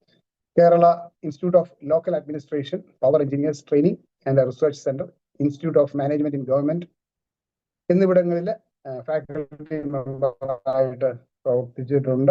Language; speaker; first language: Malayalam; native; Malayalam